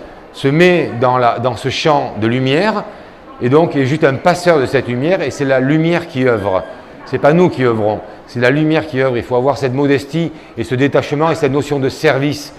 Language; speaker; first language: French; native; French